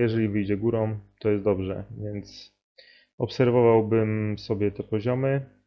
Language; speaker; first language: Polish; native; Polish